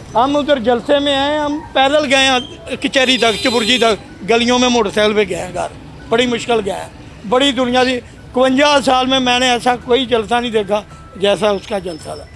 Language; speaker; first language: Urdu; non-native, local second language; Punjabi